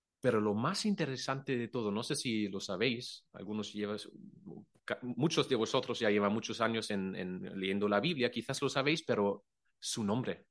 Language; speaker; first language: Spanish; non-native, fluent; German